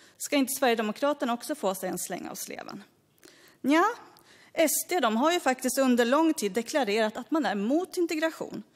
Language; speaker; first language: Swedish; early bilingual, other home language; Greek